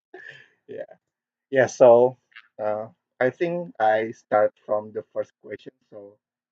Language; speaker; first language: English; non-native, learner; Korean